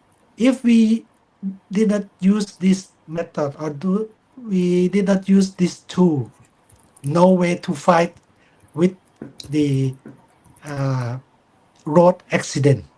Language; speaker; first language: English; non-native, fluent; Thai